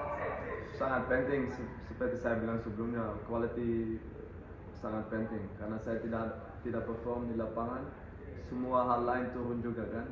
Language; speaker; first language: Indonesian; non-native, fluent; Dutch